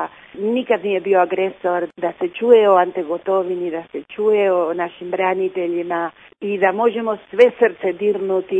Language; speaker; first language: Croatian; early bilingual, heritage; Croatian